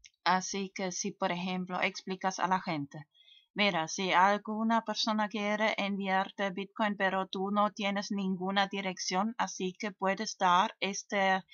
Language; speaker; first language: Spanish; non-native, fluent; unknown